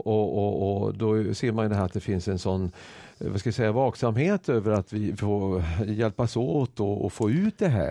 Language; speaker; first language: Swedish; native; Swedish